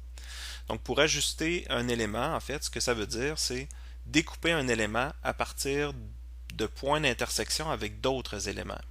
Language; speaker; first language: French; native; French